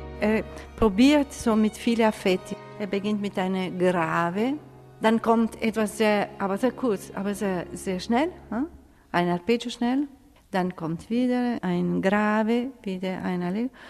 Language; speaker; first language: German; non-native, fluent; Italian